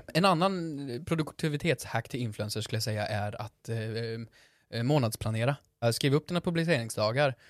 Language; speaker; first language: Swedish; native; Swedish